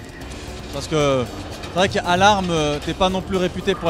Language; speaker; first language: French; native; French